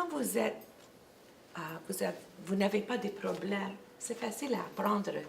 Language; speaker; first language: French; non-native, local second language; English